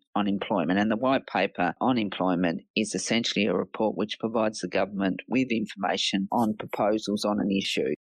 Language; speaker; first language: English; native; English